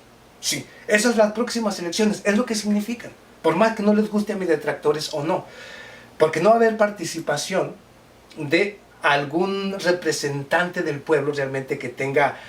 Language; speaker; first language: Spanish; native; Spanish